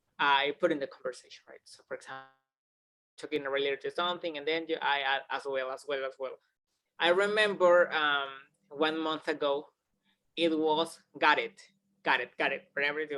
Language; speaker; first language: English; non-native, learner; Spanish